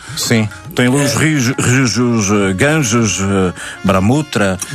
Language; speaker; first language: Portuguese; native; Portuguese